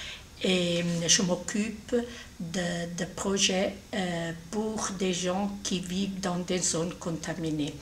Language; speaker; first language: French; non-native, fluent; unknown